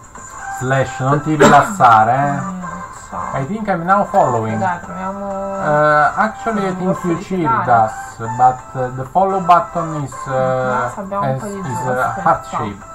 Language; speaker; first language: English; non-native, fluent; Italian